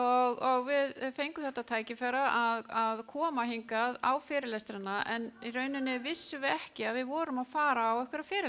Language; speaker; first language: Icelandic; non-native, fluent; Spanish